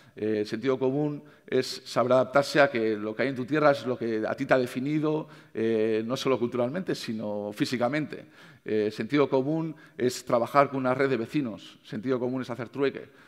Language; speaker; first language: Spanish; native; Spanish